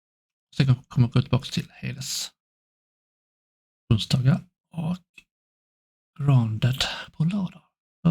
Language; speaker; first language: Swedish; non-native, learner; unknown